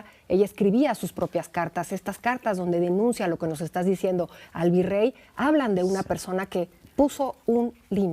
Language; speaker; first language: Spanish; native; Spanish